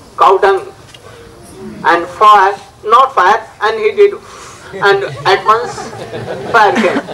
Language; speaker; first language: English; non-native, learner; Bangla